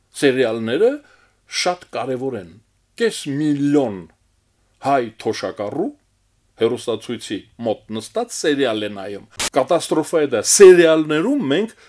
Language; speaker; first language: Armenian; native; Armenian